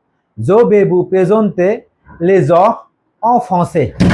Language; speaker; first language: French; non-native, learner; Bangla